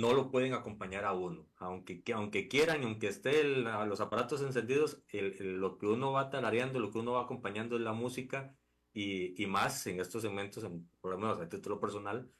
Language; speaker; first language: Spanish; native; Spanish